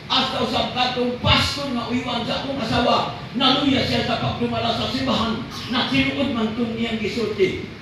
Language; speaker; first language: Cebuano; non-native, local second language; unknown